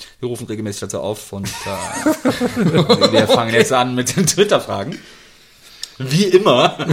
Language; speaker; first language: German; native; German